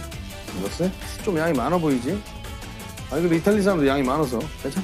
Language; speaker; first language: Korean; native; Korean